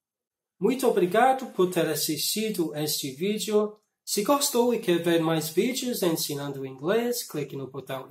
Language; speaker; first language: Portuguese; non-native, fluent; English